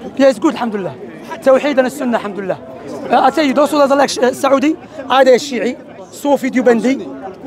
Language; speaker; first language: English; non-native, fluent; Arabic